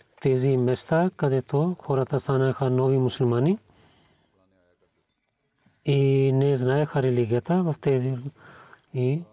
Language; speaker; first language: Bulgarian; non-native, learner; Urdu